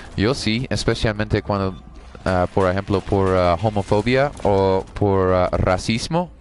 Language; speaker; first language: Spanish; non-native, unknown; English